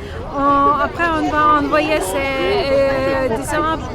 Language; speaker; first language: French; non-native, learner; Ukrainian